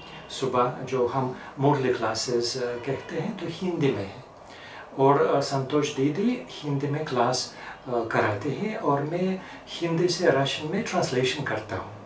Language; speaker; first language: Hindi; non-native, fluent; Russian